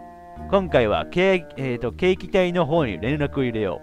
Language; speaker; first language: Japanese; native; Japanese